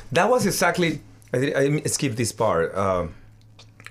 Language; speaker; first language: English; non-native, learner; Spanish